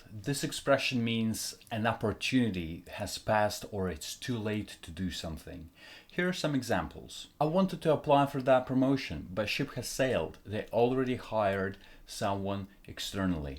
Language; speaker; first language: English; non-native, fluent; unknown